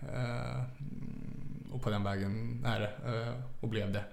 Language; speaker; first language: Swedish; native; Swedish